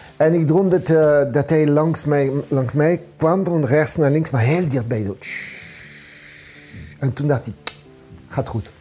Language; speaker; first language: Dutch; non-native, fluent; French